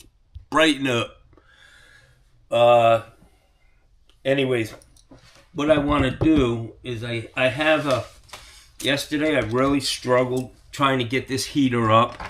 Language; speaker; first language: English; native; English